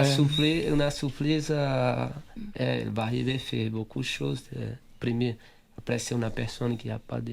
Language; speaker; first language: French; non-native, fluent; Portuguese